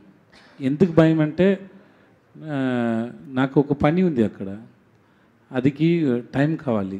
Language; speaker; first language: Telugu; non-native, learner; Tamil